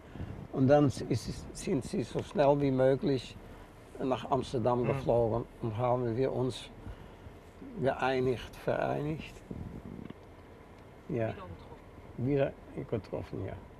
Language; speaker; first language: German; non-native, fluent; Dutch